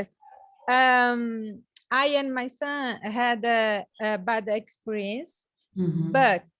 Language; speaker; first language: English; non-native, learner; Portuguese